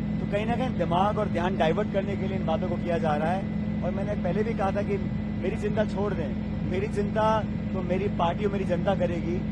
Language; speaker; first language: Hindi; native; Hindi